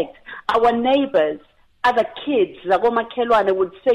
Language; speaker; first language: English; non-native, local second language; Zulu